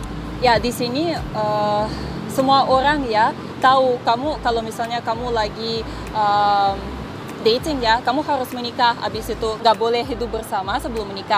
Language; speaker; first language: Indonesian; non-native, fluent; Russian